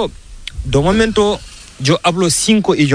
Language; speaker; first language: Spanish; non-native, learner; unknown